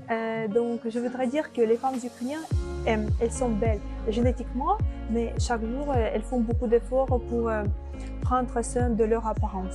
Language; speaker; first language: French; non-native, fluent; Russian